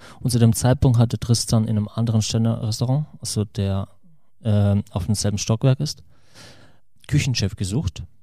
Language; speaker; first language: German; non-native, fluent; Russian